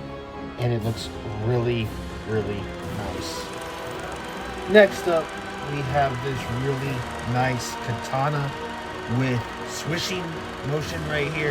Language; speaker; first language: English; native; English